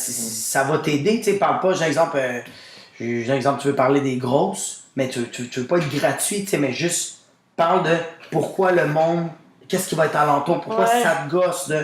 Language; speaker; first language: French; native; French